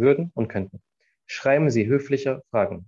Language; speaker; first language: German; non-native, fluent; Arabic